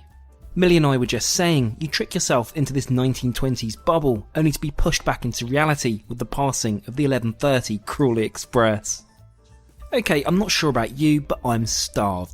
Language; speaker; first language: English; native; English